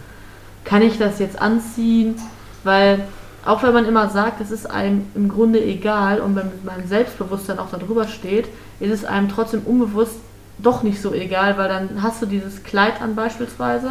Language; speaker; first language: German; native; German